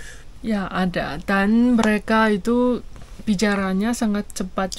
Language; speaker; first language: Indonesian; non-native, fluent; Chinese